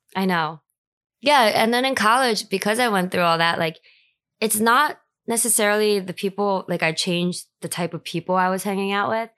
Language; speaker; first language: English; early bilingual, other home language; Korean